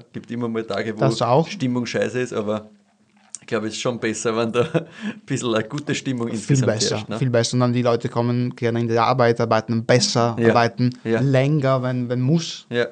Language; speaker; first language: German; non-native, fluent; Italian